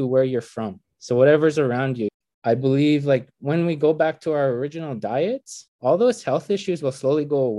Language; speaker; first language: English; native; English